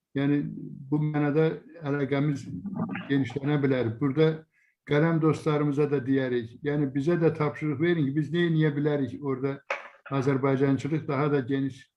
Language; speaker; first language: Azerbaijani; native; Azerbaijani